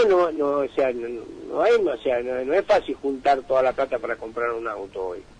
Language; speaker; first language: Spanish; native; Spanish